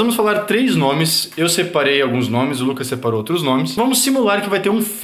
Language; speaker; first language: Portuguese; native; Portuguese